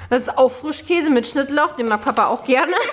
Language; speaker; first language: German; native; German